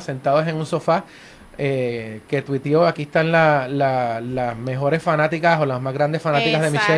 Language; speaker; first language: Spanish; native; Spanish